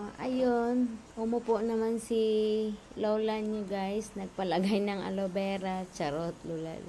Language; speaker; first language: Filipino; non-native, local second language; Cebuano